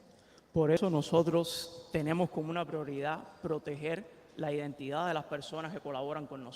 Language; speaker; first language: Spanish; native; Spanish